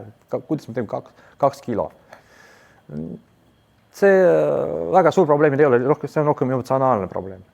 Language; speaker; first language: Estonian; non-native, local second language; Russian